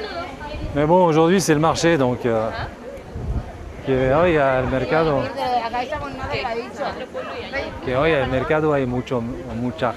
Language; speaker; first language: Spanish; non-native, learner; French